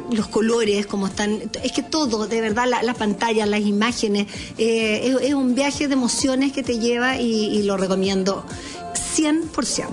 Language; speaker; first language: Spanish; native; Spanish